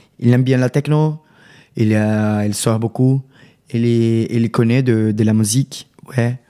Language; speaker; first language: French; non-native, learner; Portuguese